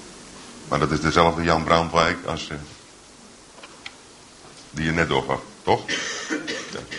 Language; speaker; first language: Dutch; native; Dutch